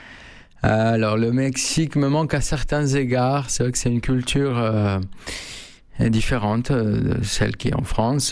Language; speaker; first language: French; non-native, fluent; Spanish